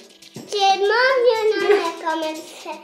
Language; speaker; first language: Italian; non-native, learner; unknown